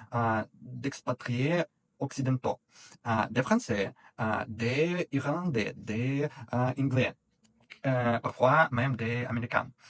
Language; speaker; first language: French; non-native, fluent; Russian